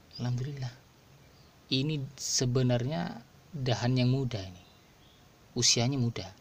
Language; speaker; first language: Indonesian; non-native, local second language; Madurese